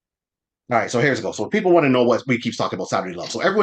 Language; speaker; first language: English; native; English